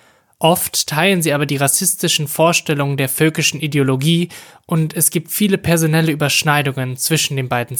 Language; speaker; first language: German; native; German